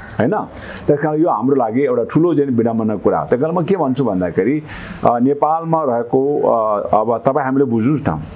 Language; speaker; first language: Nepali; non-native, local second language; Sherpa